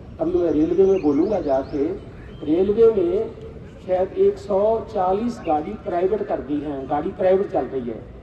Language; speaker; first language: Hindi; non-native, local second language; Punjabi